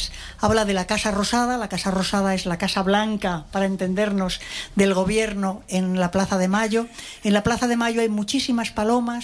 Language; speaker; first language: Spanish; native; Spanish